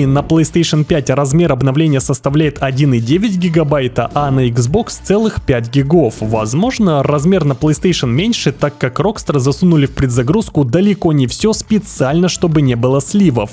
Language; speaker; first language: Russian; native; Russian